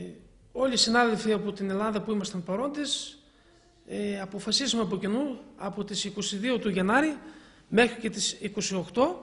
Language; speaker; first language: Greek; native; Greek